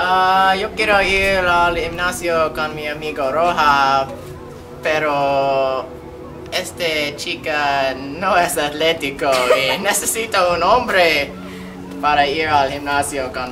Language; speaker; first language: Spanish; non-native, learner; English